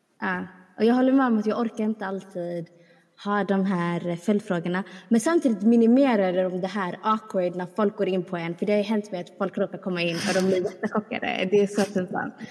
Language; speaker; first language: Swedish; early bilingual, other home language; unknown